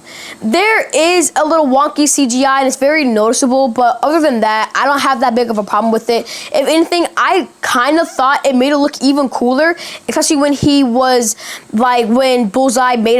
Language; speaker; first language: English; native; English